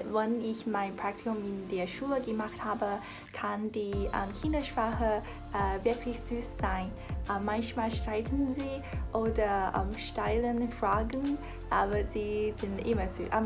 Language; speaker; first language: German; non-native, learner; Chinese